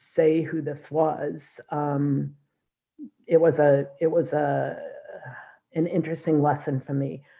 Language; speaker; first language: English; native; English